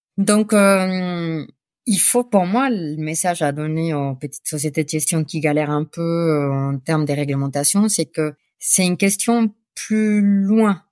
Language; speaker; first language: French; non-native, fluent; Spanish